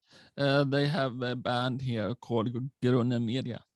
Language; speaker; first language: English; non-native, learner; Swedish